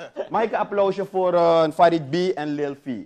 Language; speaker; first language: Dutch; native; Dutch